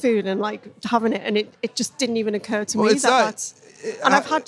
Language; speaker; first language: English; native; English